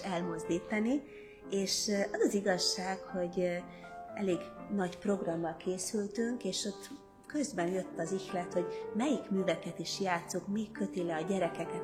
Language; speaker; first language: Hungarian; native; Hungarian